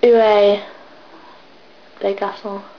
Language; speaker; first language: French; non-native, learner; English